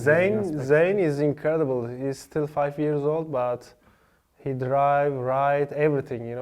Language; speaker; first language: English; non-native, learner; Turkish